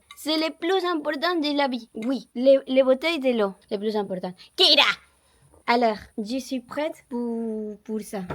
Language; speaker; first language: French; non-native, learner; Spanish